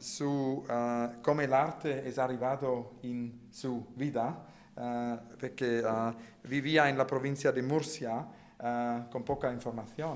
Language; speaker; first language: Spanish; non-native, learner; Italian